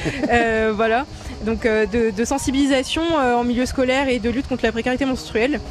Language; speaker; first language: French; native; French